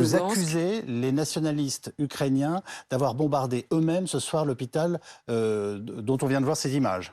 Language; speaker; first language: French; native; French